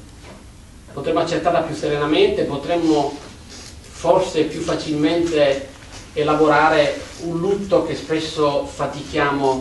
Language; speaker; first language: Italian; native; Italian